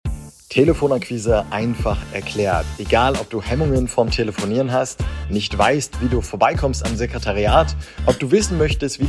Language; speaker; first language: German; native; German